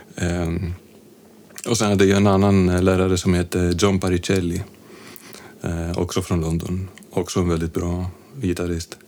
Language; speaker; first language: Swedish; non-native, fluent; Greek